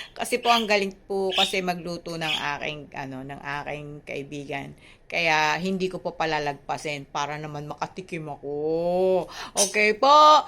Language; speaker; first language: Filipino; native; Filipino